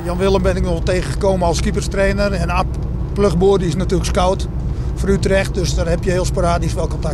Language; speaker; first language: Dutch; native; Dutch